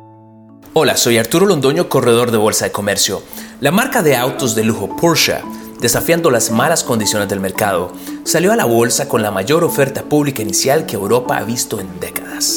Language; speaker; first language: Spanish; native; Spanish